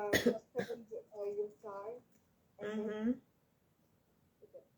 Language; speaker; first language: English; non-native, learner; French